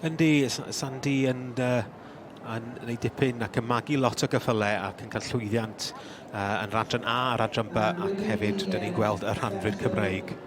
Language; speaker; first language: Welsh; native; Welsh